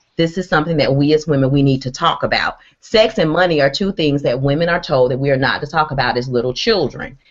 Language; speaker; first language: English; native; English